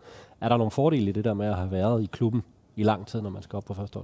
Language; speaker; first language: Danish; native; Danish